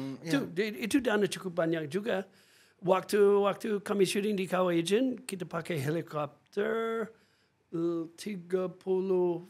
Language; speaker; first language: Indonesian; non-native, fluent; English